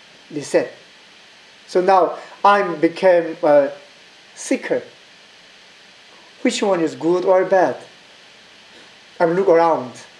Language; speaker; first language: English; non-native, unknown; Korean